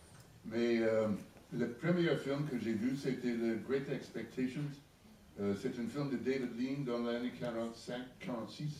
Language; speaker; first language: French; non-native, learner; English